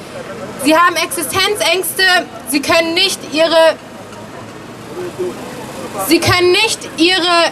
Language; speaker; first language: German; early bilingual, other home language; Punjabi